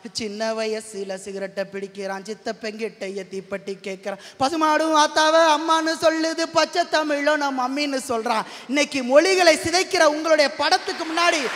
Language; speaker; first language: Tamil; native; Tamil